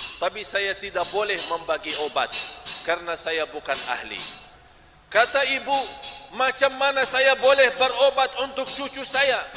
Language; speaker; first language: Malay; non-native, fluent; Arabic